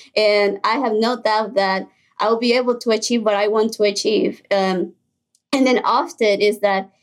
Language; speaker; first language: English; early bilingual, other home language; Spanish